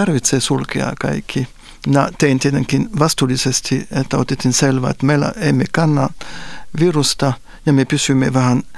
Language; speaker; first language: Finnish; non-native, fluent; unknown